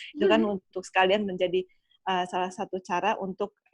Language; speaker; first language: Indonesian; early bilingual, other home language; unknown